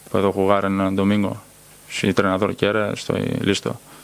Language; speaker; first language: Spanish; non-native, learner; Greek